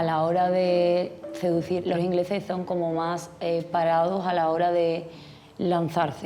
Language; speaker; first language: Spanish; native; Spanish